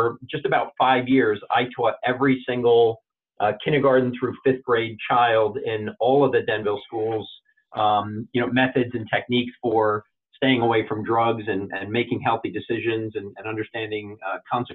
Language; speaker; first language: English; native; English